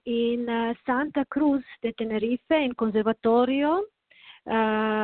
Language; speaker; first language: English; non-native, learner; Serbian